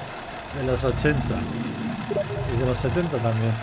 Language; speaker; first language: Spanish; native; Spanish